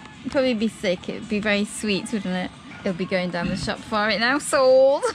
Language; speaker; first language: English; native; English